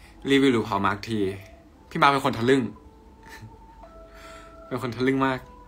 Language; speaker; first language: Thai; native; Thai